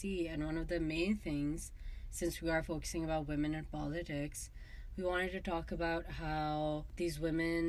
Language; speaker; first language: English; non-native, local second language; Urdu